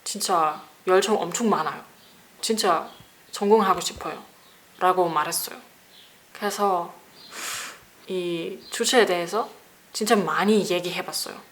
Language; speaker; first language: Korean; non-native, learner; German